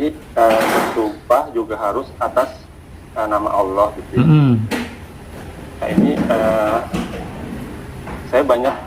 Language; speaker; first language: Indonesian; native; Indonesian